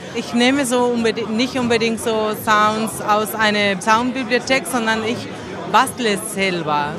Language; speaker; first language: German; non-native, fluent; Spanish